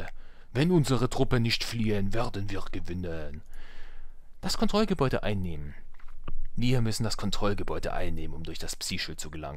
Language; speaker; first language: German; native; German